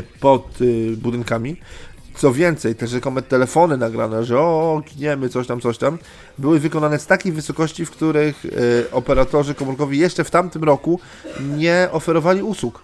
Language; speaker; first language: Polish; native; Polish